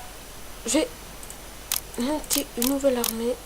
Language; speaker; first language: French; native; French